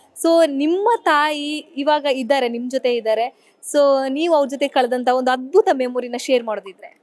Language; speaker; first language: Kannada; native; Kannada